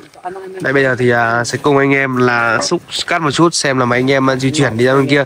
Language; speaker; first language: Vietnamese; native; Vietnamese